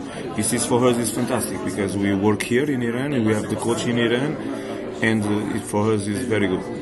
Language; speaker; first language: English; non-native, learner; Portuguese